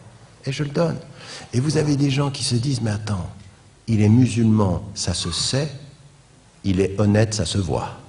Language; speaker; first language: French; native; French